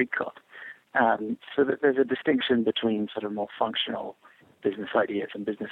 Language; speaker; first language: English; native; English